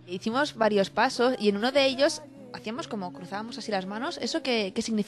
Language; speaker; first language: Spanish; native; Spanish